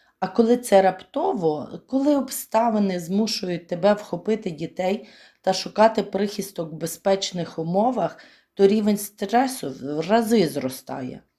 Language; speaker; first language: Ukrainian; native; Ukrainian